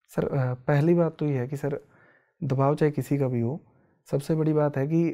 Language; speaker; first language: Hindi; native; Hindi